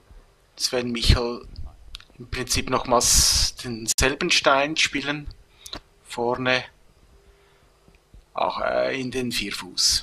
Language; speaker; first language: German; native; German